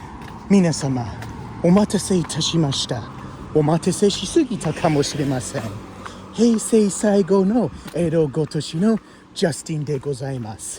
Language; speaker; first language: Japanese; non-native, fluent; English